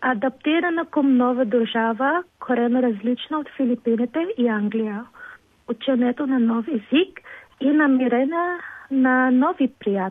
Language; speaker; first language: Bulgarian; non-native, learner; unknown